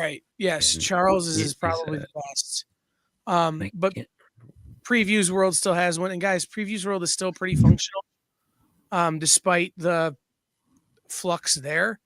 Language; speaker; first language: English; native; English